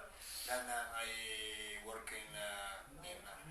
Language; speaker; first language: English; non-native, learner; Italian